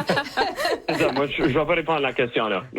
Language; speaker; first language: French; native; French